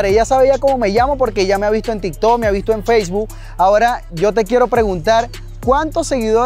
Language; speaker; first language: Spanish; native; Spanish